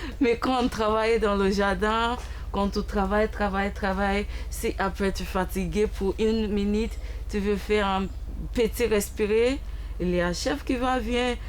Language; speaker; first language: French; non-native, learner; English